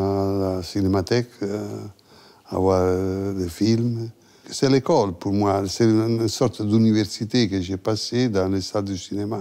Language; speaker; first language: French; non-native, fluent; Italian